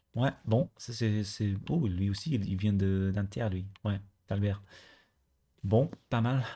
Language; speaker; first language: French; native; French